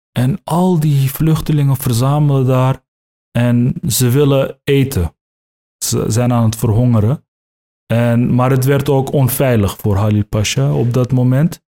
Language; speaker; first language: Dutch; early bilingual, other home language; Turkish